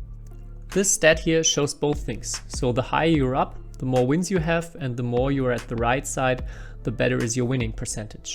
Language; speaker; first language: English; non-native, fluent; German